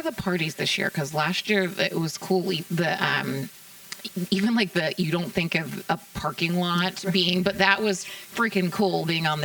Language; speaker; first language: English; native; English